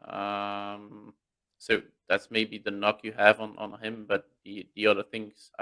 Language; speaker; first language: English; non-native, fluent; Dutch